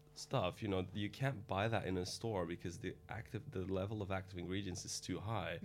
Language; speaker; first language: English; non-native, fluent; Dutch